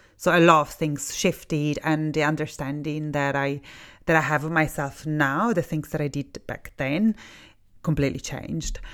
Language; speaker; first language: English; non-native, fluent; Italian